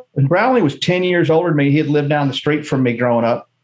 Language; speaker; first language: English; native; English